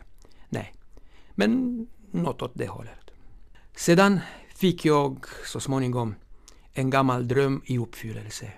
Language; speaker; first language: Swedish; non-native, fluent; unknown